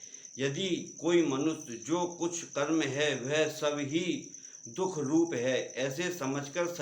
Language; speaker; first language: Hindi; native; Hindi